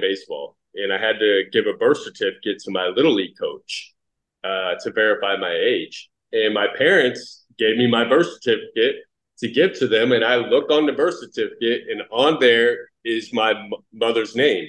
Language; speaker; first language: English; native; English